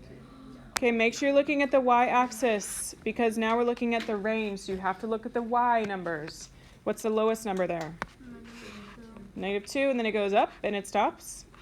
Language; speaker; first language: English; native; English